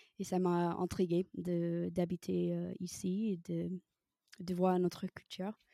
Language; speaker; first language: French; non-native, fluent; English